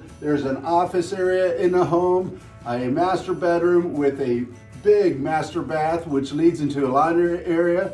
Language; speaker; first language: English; native; English